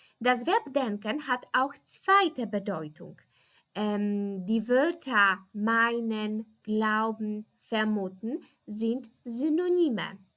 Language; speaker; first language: German; non-native, fluent; Polish